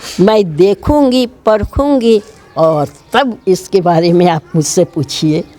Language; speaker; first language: Hindi; non-native, local second language; Bangla